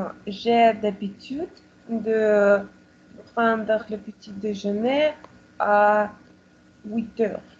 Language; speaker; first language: French; non-native, learner; Russian